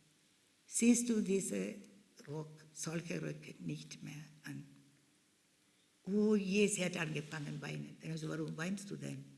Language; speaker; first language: German; non-native, fluent; Malayalam